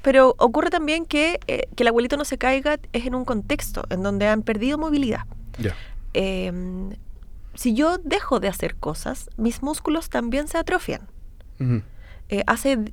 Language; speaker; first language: Spanish; native; Spanish